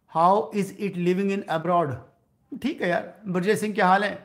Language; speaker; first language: Hindi; native; Hindi